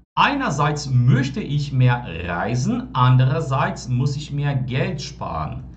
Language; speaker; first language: German; non-native, fluent; Portuguese